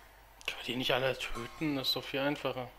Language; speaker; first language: German; native; German